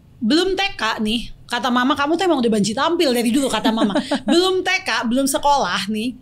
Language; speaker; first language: Indonesian; native; Indonesian